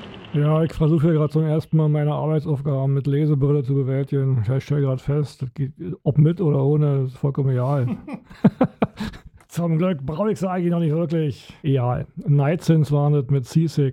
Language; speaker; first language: German; native; German